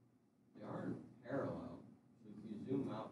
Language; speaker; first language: English; native; English